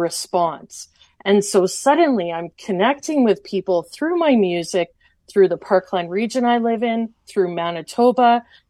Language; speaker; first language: English; native; English